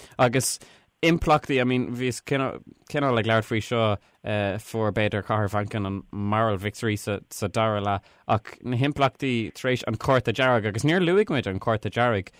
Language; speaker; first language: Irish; non-native, local second language; English